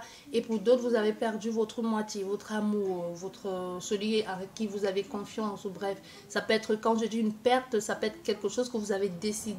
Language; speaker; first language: French; native; French